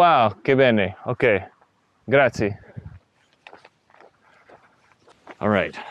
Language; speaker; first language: Italian; non-native, learner; English